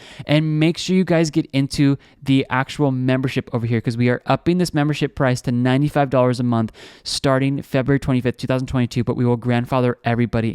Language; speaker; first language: English; native; English